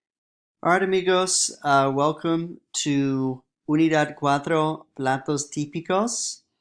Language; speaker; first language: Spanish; non-native, fluent; English